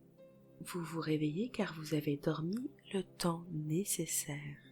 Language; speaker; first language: French; native; French